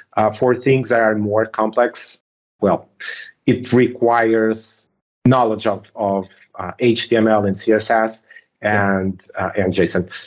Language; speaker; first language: English; non-native, fluent; Portuguese